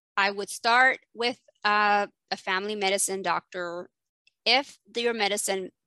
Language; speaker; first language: English; early bilingual, other home language; Spanish